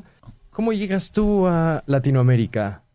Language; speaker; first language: Spanish; native; Spanish